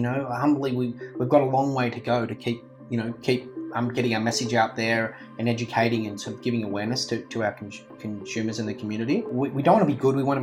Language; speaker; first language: English; native; English